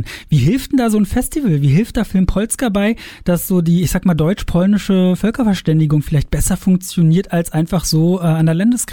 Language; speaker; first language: German; native; German